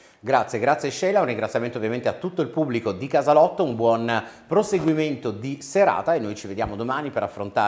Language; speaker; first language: Italian; native; Italian